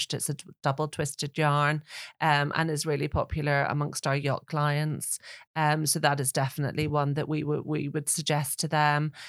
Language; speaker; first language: English; native; English